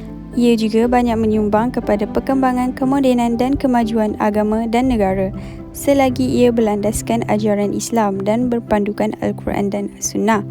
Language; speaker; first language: Malay; native; Malay